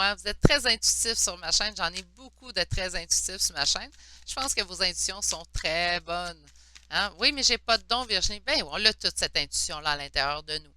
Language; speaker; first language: French; native; French